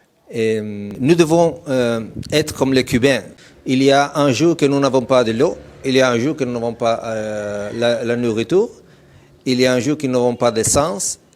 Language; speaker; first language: French; non-native, fluent; Italian